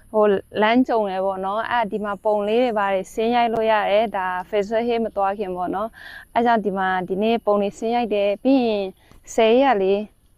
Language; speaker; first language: Burmese; native; Burmese